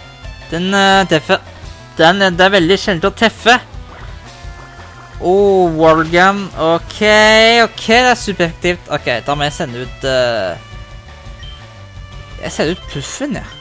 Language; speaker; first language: Norwegian; native; Norwegian